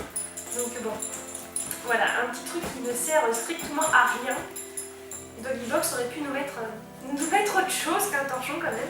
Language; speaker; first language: French; native; French